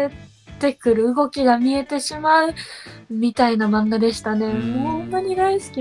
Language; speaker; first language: Japanese; native; Japanese